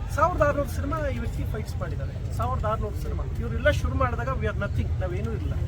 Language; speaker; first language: Kannada; native; Kannada